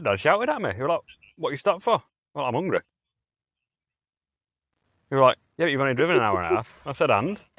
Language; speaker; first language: English; native; English